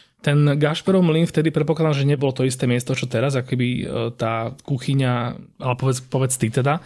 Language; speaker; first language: Slovak; native; Slovak